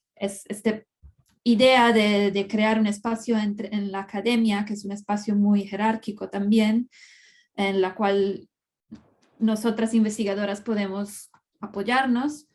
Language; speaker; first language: Spanish; non-native, fluent; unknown